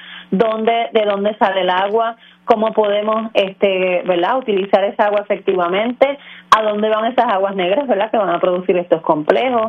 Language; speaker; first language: Spanish; native; Spanish